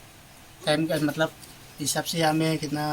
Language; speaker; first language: Hindi; non-native, local second language; Garo